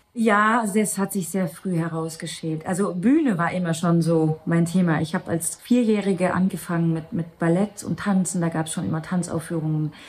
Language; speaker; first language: German; non-native, local second language; Luxembourgish